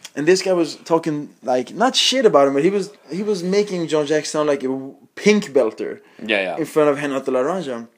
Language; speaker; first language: English; non-native, fluent; Swedish